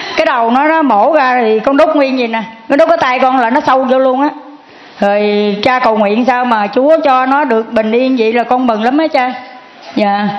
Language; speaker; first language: Vietnamese; native; Vietnamese